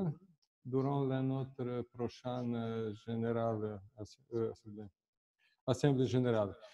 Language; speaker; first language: French; non-native, fluent; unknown